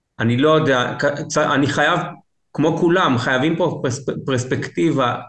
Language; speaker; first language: Hebrew; native; Hebrew